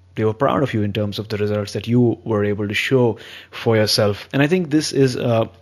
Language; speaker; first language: English; non-native, local second language; Hindi